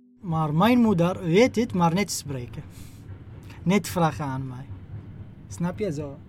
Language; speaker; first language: Dutch; non-native, learner; Arabic